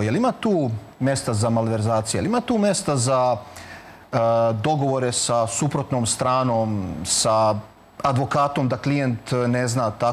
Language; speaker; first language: Serbian; native; Serbian